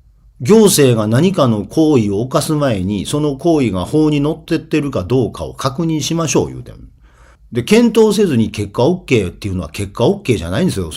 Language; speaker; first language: Japanese; native; Japanese